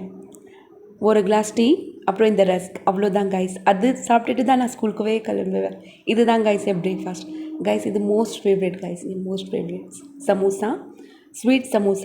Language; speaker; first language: Tamil; non-native, local second language; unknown